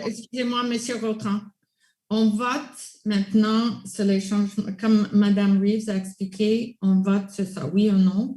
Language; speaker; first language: French; non-native, local second language; English